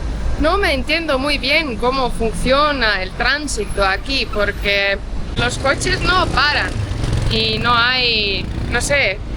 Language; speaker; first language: Spanish; non-native, fluent; Estonian